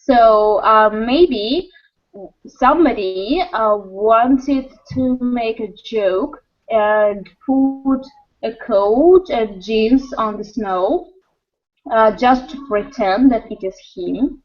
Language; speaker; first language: English; non-native, fluent; Russian